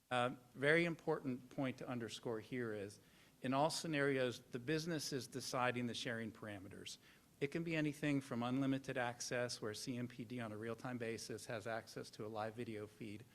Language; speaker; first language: English; native; English